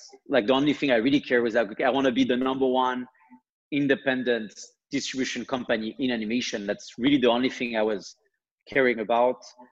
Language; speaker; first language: English; non-native, fluent; French